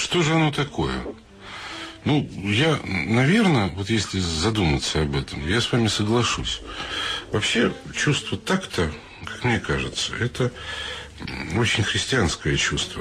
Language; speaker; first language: Russian; native; Russian